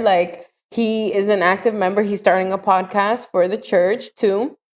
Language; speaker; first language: English; native; English